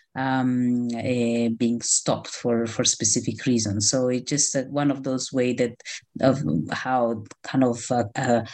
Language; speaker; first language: English; non-native, fluent; Italian